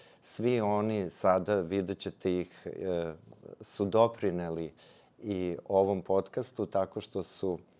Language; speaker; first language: Serbian; native; Serbian